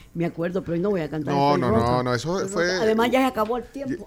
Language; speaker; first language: Spanish; native; Spanish